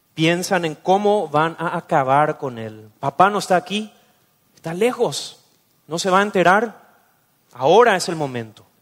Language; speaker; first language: Spanish; native; Spanish